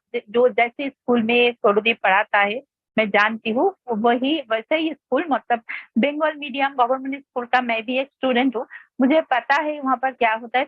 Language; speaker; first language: Hindi; non-native, local second language; Bangla